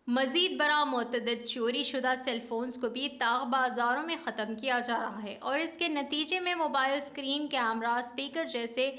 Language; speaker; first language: Urdu; native; Urdu